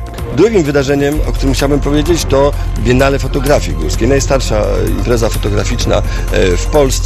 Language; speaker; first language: Polish; native; Polish